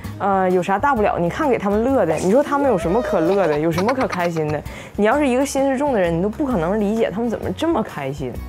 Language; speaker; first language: Chinese; native; Chinese